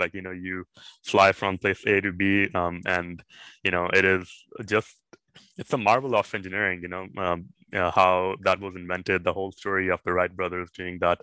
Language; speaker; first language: English; non-native, local second language; Urdu